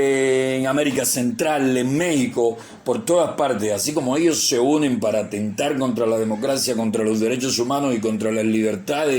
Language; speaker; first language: Spanish; native; Spanish